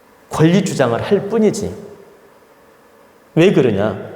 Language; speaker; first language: Korean; native; Korean